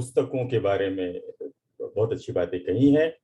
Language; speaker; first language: Hindi; native; Hindi